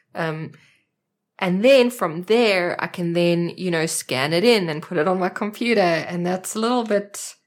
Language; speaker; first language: English; native; English